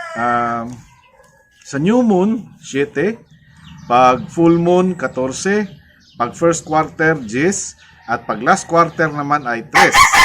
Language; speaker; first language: Filipino; non-native, local second language; Cebuano